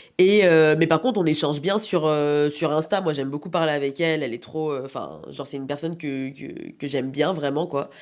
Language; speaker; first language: French; native; French